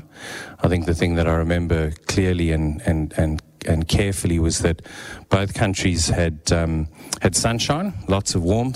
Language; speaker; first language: English; native; English